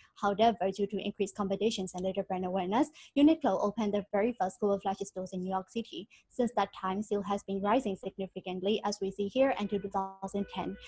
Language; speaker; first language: English; non-native, fluent; Burmese